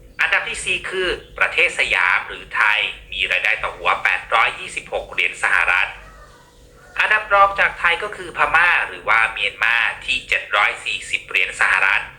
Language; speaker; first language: Thai; native; Thai